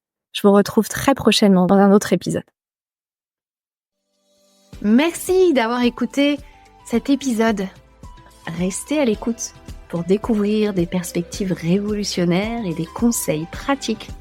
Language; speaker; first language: French; native; French